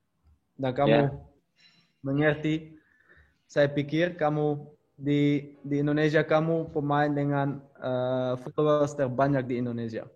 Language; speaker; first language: Indonesian; non-native, learner; Dutch